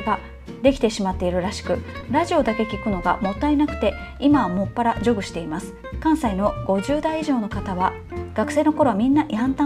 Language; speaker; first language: Japanese; native; Japanese